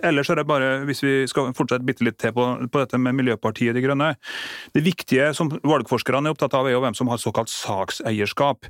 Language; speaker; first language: Norwegian; native; Norwegian